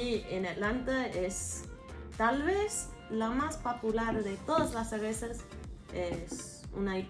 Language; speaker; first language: Spanish; non-native, fluent; English